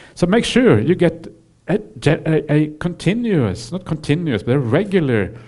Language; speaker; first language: English; non-native, fluent; Norwegian